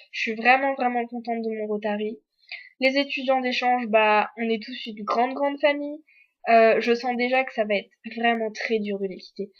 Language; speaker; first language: French; native; French